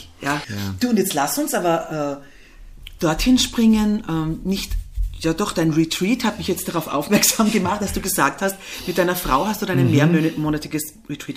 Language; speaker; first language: German; native; German